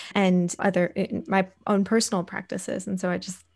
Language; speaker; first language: English; native; English